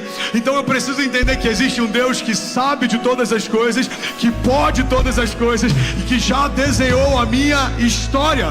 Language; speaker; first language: Portuguese; native; Portuguese